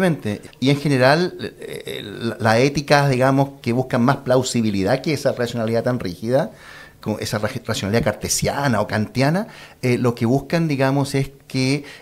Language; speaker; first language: Spanish; native; Spanish